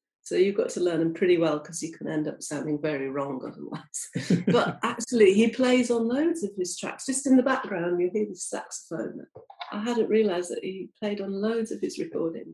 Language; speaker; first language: English; native; English